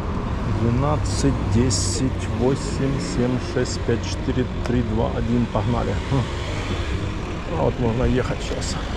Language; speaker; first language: Russian; native; Russian